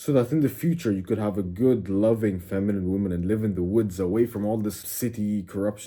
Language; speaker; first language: English; native; English